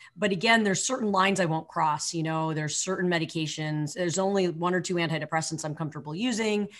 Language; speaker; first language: English; native; English